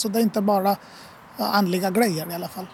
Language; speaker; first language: Swedish; non-native, fluent; Arabic